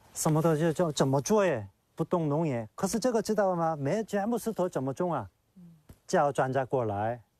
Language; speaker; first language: Chinese; non-native, learner; Korean